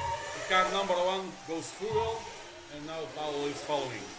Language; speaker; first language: English; non-native, learner; Portuguese